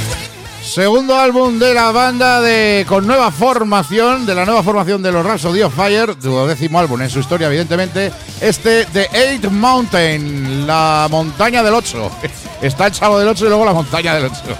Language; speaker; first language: Spanish; native; Spanish